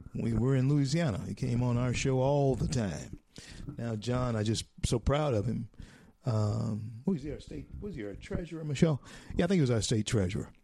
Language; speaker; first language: English; native; English